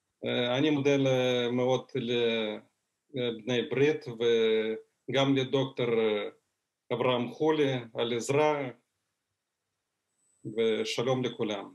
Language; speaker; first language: Hebrew; non-native, fluent; Russian